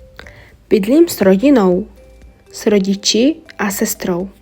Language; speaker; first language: Czech; non-native, learner; Mongolian